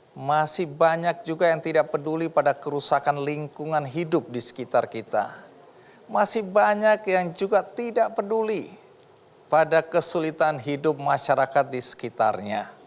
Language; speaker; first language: Indonesian; native; Indonesian